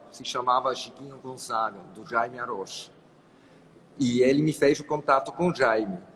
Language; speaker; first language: Portuguese; non-native, fluent; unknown